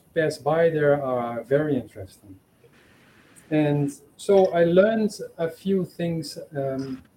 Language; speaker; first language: English; non-native, fluent; Dutch